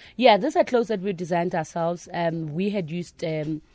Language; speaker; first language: English; non-native, local second language; Northern Sotho